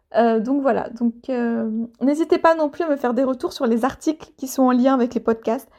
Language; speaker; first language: French; native; French